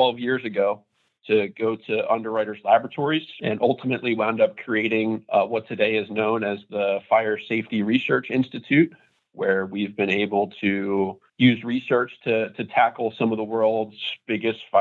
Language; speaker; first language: English; native; English